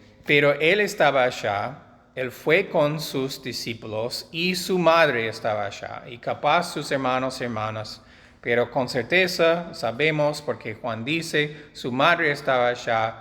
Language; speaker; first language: Spanish; non-native, fluent; English